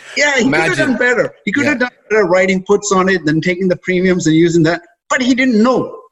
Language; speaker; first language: English; native; English